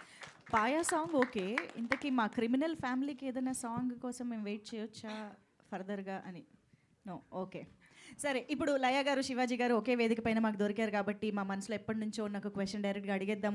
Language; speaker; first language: Telugu; native; Telugu